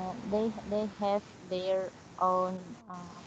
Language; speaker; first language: English; non-native, learner; Indonesian